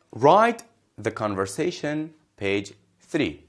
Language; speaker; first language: English; non-native, fluent; Persian